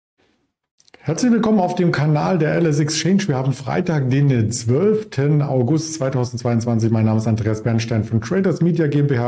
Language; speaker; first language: German; native; German